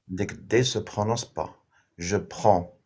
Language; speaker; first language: French; non-native, local second language; Arabic